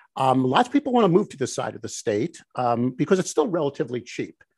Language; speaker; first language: English; native; English